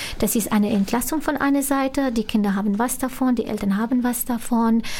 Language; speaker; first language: German; non-native, fluent; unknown